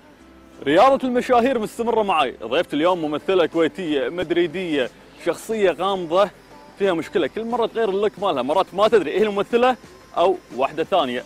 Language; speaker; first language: Arabic; native; Arabic